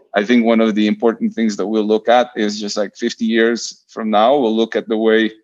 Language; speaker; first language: English; non-native, fluent; Portuguese